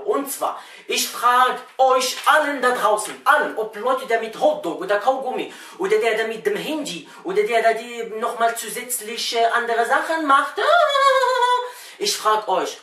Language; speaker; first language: German; non-native, fluent; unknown